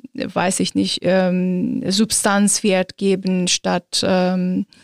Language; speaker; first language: German; non-native, fluent; Azerbaijani